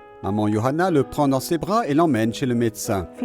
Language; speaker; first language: French; native; French